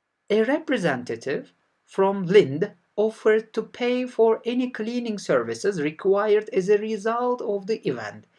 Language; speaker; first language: English; non-native, fluent; Turkish